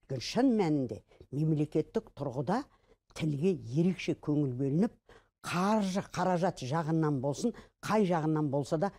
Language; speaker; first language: Kazakh; early bilingual, other home language; Azerbaijani